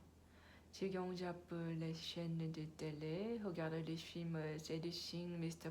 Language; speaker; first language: French; non-native, learner; Korean